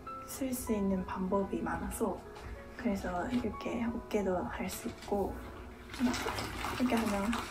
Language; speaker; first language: Korean; non-native, fluent; Japanese